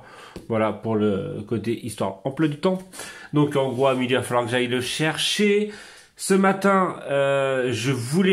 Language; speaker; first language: French; native; French